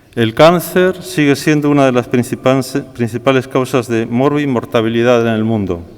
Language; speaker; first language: Spanish; native; Spanish